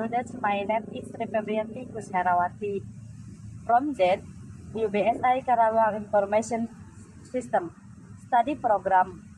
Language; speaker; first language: English; non-native, learner; Indonesian